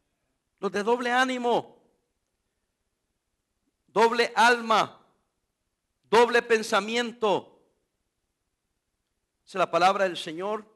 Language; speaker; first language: Spanish; native; Spanish